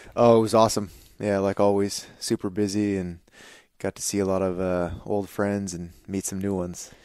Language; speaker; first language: English; native; English